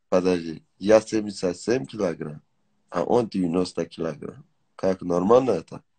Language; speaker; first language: Russian; non-native, learner; Tajik